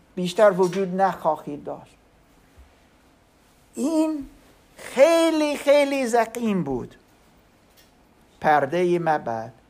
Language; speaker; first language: Persian; non-native, learner; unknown